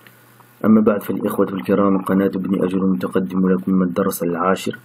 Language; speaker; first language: Arabic; non-native, fluent; French